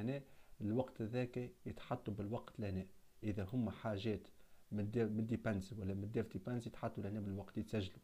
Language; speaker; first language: Arabic; native; Arabic